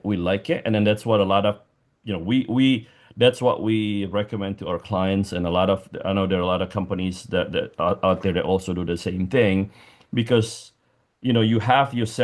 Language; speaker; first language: English; non-native, fluent; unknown